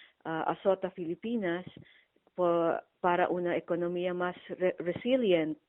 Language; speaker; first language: Spanish; non-native, fluent; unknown